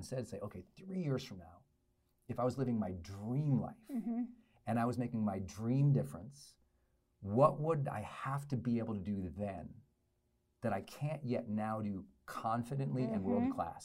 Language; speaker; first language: English; native; English